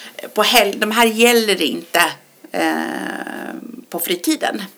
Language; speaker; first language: Swedish; early bilingual, other home language; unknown